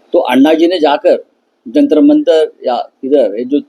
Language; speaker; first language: Hindi; non-native, local second language; Marathi